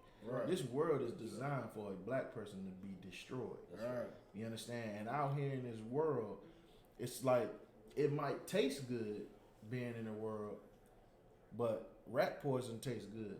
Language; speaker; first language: English; native; English